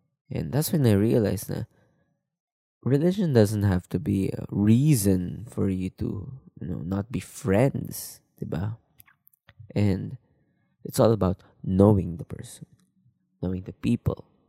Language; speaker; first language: English; non-native, local second language; Filipino